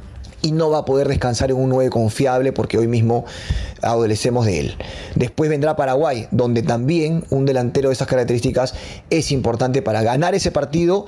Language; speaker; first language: Spanish; native; Spanish